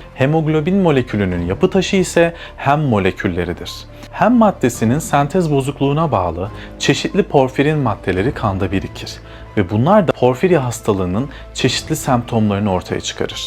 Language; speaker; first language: Turkish; native; Turkish